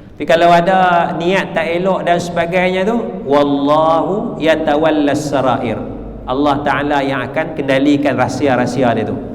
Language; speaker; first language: Malay; native; Malay